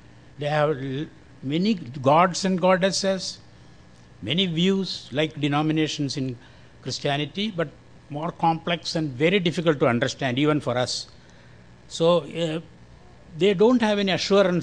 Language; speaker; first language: English; non-native, local second language; Malayalam